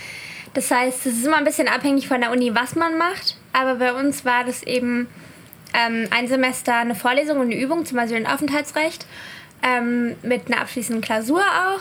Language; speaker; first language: German; native; German